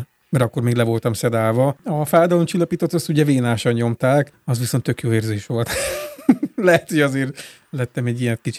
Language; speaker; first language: Hungarian; native; Hungarian